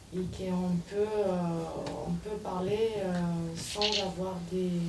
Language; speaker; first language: French; non-native, fluent; Romanian